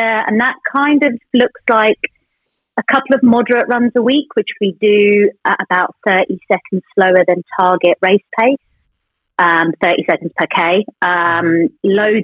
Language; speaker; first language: English; native; English